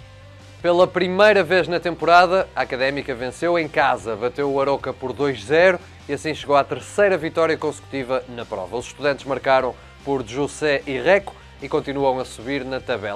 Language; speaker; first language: Portuguese; native; Portuguese